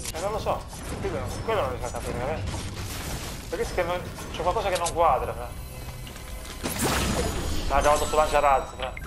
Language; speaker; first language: Italian; native; Italian